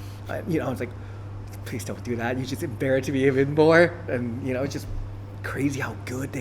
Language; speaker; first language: English; early bilingual, other home language; Thai